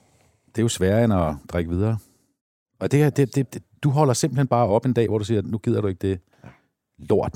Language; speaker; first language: Danish; native; Danish